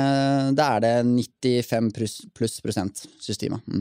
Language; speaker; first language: Norwegian; native; Norwegian